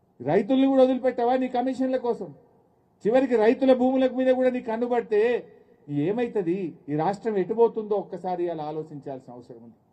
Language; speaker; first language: Telugu; native; Telugu